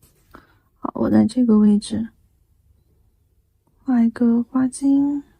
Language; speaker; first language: Chinese; native; Chinese